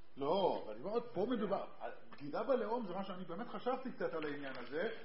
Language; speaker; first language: Hebrew; native; Hebrew